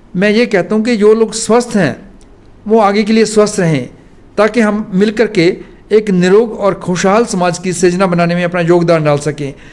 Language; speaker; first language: Hindi; non-native, local second language; Punjabi